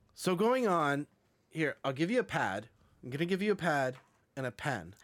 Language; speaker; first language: English; native; English